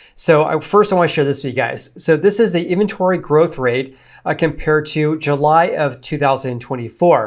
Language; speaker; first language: English; native; English